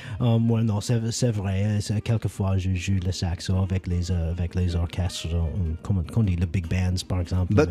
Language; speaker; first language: French; non-native, learner; English